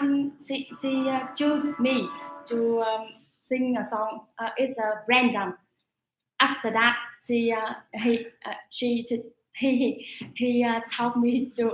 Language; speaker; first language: English; non-native, learner; Vietnamese